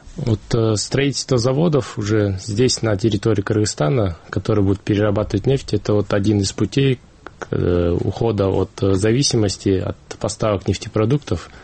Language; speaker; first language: Russian; non-native, local second language; Kyrgyz